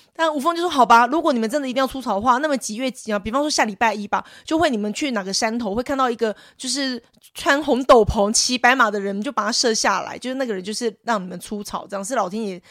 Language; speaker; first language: Chinese; non-native, local second language; Min Nan Chinese